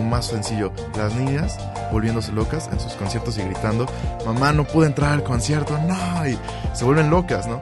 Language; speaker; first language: Spanish; native; Spanish